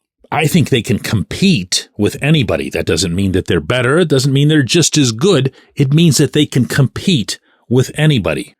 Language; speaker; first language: English; native; English